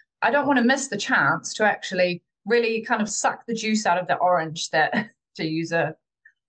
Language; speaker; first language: English; native; English